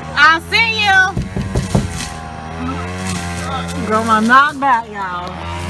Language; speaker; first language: English; native; English